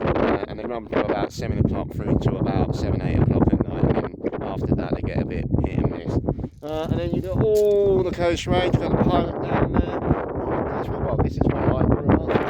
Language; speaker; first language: English; native; English